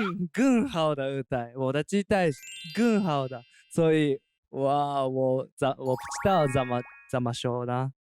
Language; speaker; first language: Chinese; non-native, learner; Japanese